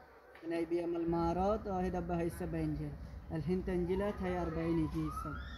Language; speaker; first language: Arabic; non-native, learner; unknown